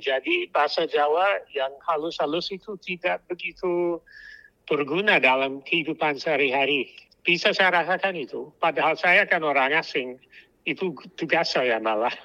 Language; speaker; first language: Indonesian; non-native, fluent; English